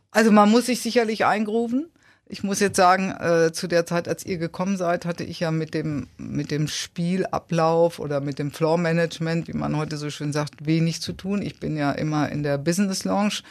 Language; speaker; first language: German; native; German